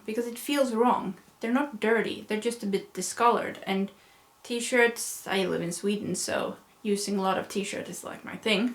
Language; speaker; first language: English; non-native, fluent; Swedish